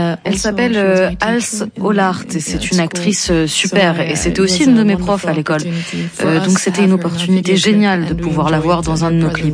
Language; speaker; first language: French; non-native, local second language; Dutch